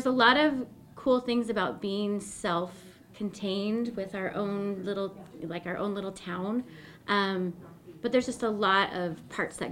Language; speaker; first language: English; native; English